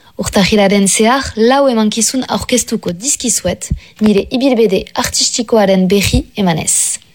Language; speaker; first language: Basque; non-native, local second language; French